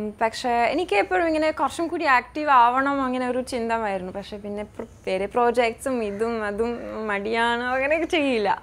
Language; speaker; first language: Malayalam; non-native, fluent; French